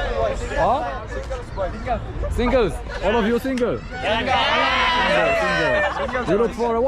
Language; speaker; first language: English; non-native, learner; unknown